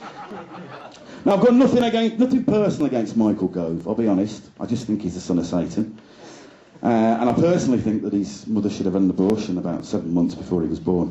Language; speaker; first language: English; native; English